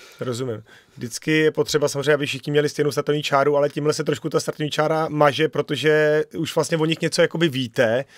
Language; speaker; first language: Czech; native; Czech